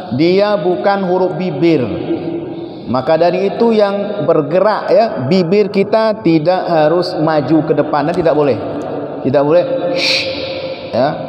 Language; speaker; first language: Malay; native; Malay